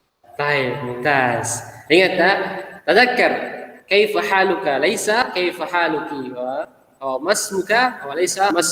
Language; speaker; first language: Arabic; non-native, fluent; Indonesian